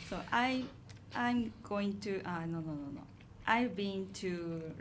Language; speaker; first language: English; non-native, learner; Japanese